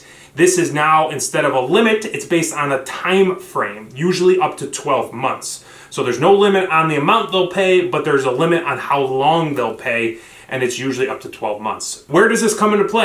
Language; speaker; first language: English; native; English